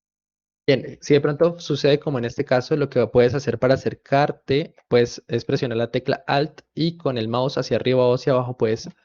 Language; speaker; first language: Spanish; native; Spanish